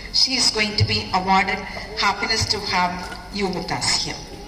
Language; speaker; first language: English; non-native, local second language; Tamil